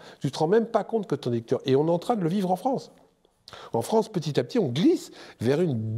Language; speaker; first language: French; native; French